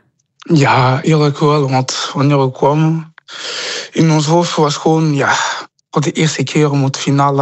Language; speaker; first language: Dutch; non-native, local second language; French